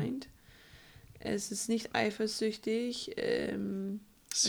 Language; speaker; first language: German; non-native, fluent; English